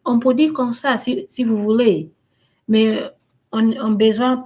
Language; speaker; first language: French; non-native, learner; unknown